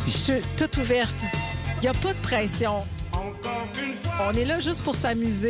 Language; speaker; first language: French; native; French